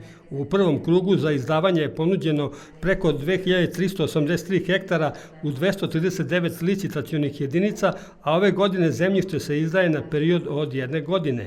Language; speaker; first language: Serbian; native; Serbian